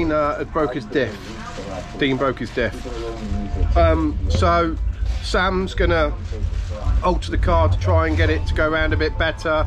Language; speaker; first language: English; native; English